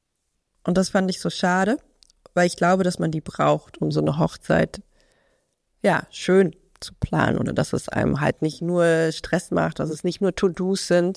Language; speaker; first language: German; native; German